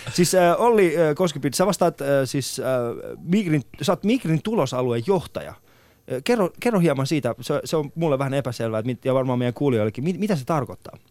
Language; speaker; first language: Finnish; early bilingual, other home language; Persian